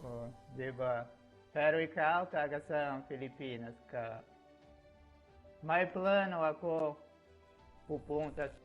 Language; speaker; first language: Filipino; non-native, learner; Portuguese